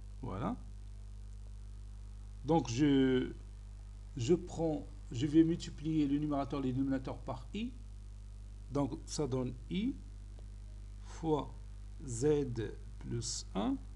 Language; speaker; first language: French; non-native, local second language; Arabic